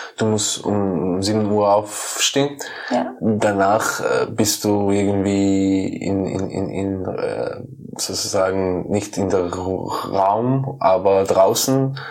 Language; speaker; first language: German; non-native, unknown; Persian